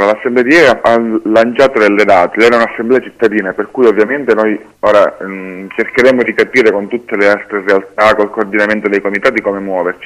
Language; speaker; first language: Italian; native; Italian